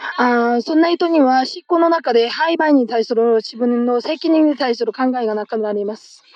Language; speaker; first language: Japanese; non-native, fluent; Korean